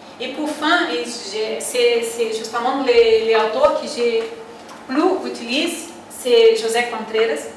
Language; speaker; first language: French; non-native, learner; Portuguese